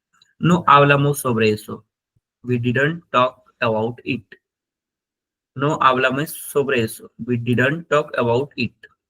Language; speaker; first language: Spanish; non-native, fluent; Hindi